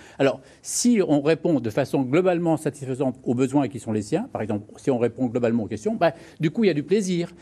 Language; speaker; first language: French; native; French